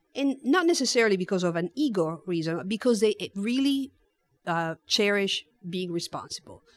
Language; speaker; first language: English; non-native, fluent; Italian